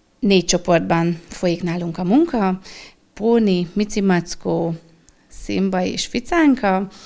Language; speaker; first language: Hungarian; native; Hungarian